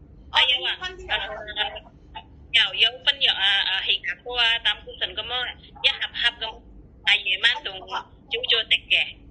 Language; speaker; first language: Cantonese; non-native, learner; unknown